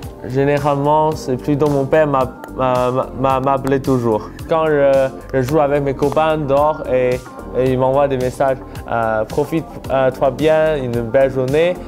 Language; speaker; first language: French; early bilingual, heritage; French